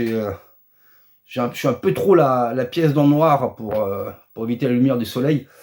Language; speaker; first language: French; native; French